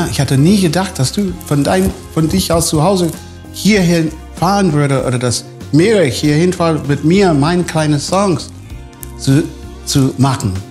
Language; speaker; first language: German; non-native, fluent; English